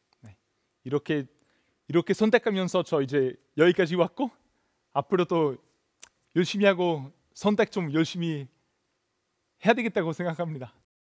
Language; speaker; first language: Korean; non-native, fluent; Italian